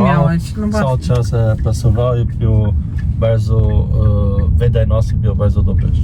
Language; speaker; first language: Polish; non-native, learner; Portuguese